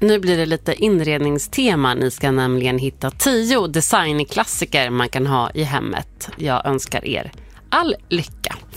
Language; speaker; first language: Swedish; native; Swedish